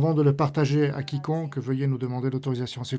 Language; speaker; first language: French; native; French